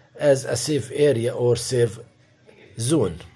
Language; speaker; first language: English; non-native, fluent; Arabic